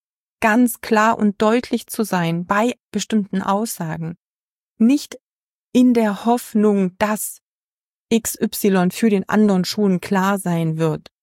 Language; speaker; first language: German; native; German